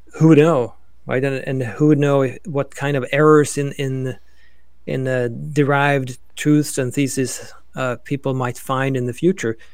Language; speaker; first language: English; non-native, fluent; Swedish